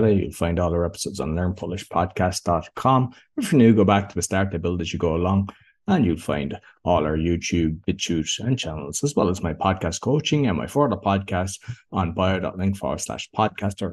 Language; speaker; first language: English; native; English